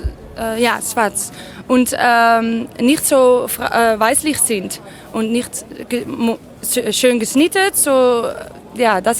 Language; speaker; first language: German; non-native, learner; Dutch